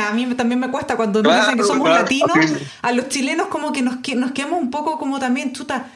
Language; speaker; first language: Spanish; native; Spanish